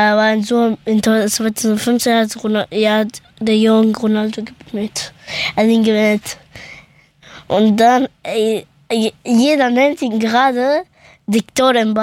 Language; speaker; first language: German; early bilingual, other home language; Persian